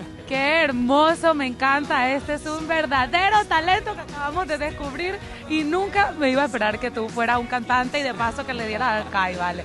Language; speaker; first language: Spanish; native; Spanish